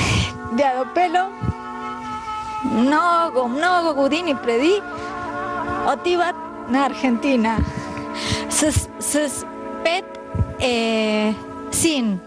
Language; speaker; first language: Bulgarian; non-native, learner; Spanish